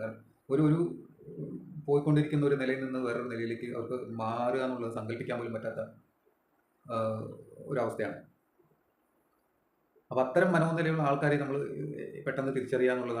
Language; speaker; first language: Malayalam; native; Malayalam